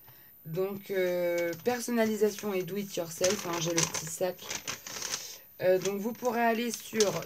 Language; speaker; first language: French; native; French